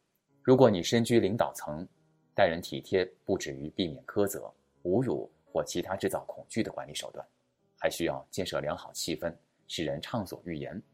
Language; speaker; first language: Chinese; native; Chinese